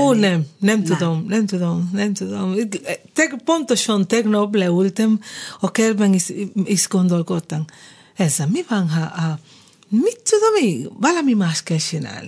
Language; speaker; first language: Hungarian; non-native, fluent; Spanish